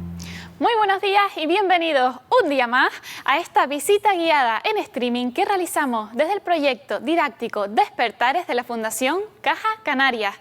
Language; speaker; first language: Spanish; native; Spanish